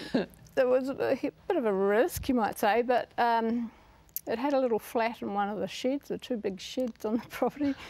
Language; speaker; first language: English; native; English